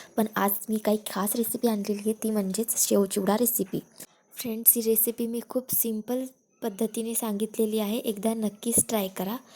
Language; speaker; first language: Marathi; non-native, local second language; Lambadi